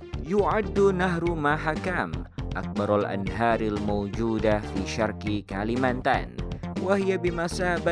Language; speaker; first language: Arabic; non-native, fluent; Indonesian